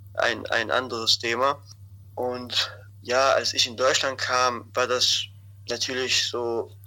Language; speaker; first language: German; non-native, fluent; Arabic